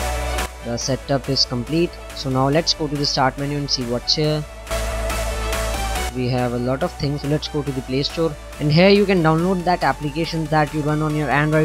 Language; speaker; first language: English; non-native, local second language; Hindi